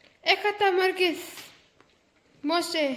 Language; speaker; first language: Hebrew; non-native, learner; Gujarati